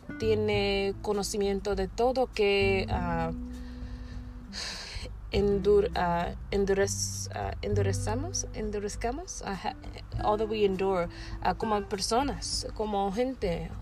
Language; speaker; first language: Spanish; non-native, learner; English